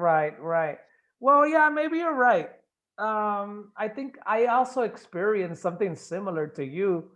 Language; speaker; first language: English; non-native, fluent; Spanish